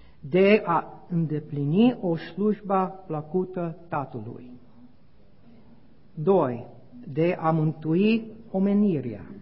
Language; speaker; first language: Romanian; non-native, learner; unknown